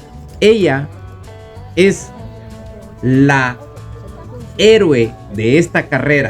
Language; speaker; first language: Spanish; native; Spanish